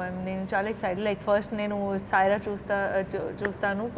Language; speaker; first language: Telugu; non-native, learner; Hindi